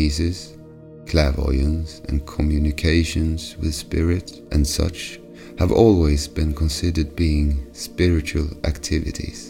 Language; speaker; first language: English; non-native, fluent; Swedish